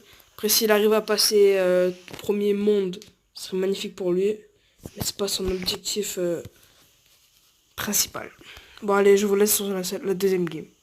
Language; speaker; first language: French; native; French